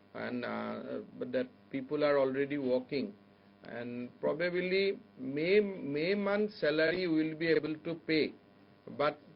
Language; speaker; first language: English; non-native, local second language; Assamese